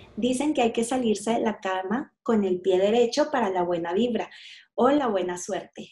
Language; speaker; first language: Spanish; native; Spanish